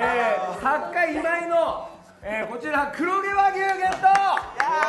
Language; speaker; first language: Japanese; native; Japanese